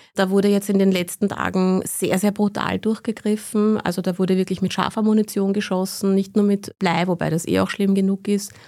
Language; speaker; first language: German; early bilingual, other home language; Persian